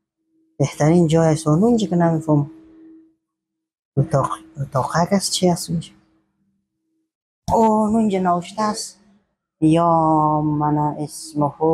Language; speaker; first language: Persian; non-native, local second language; Hazaragi